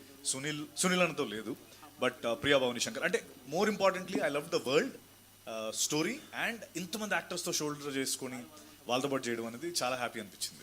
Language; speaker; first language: Telugu; native; Telugu